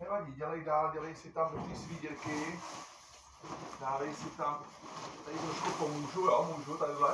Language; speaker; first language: Czech; native; Czech